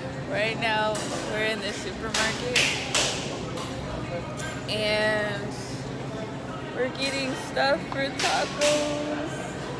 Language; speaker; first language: English; native; English